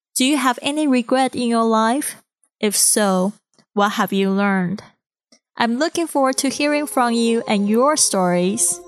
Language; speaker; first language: English; non-native, fluent; Chinese